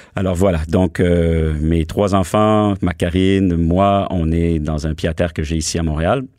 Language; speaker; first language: French; native; French